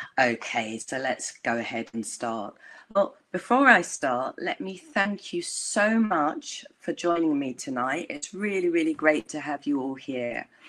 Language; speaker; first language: English; native; English